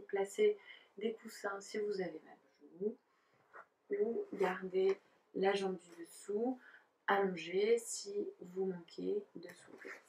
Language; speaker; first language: French; native; French